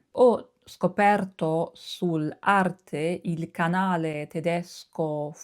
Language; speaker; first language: Italian; non-native, fluent; German